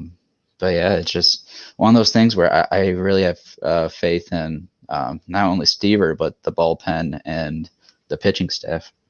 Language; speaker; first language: English; native; English